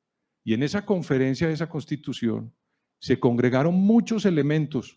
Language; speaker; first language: Spanish; native; Spanish